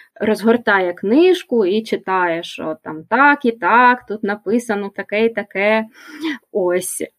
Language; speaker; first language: Ukrainian; native; Ukrainian